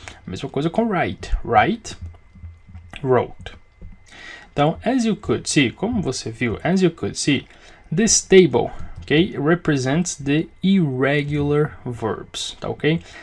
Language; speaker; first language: English; non-native, fluent; Portuguese